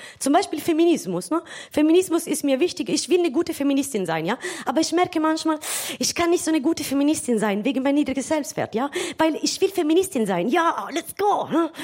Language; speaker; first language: German; non-native, fluent; Italian